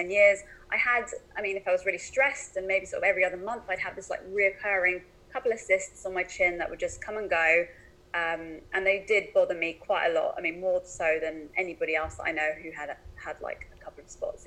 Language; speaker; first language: English; native; English